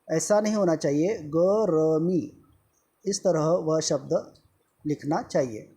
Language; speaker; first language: Hindi; non-native, local second language; Marathi